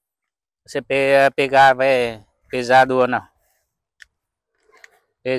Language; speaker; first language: Portuguese; non-native, local second language; Vietnamese